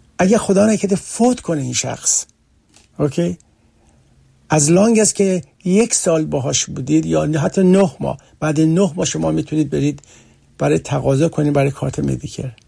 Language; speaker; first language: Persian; early bilingual, heritage; Persian